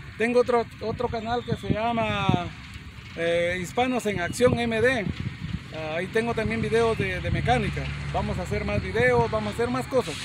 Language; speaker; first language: Spanish; native; Spanish